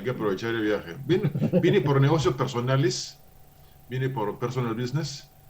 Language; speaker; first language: Spanish; native; Spanish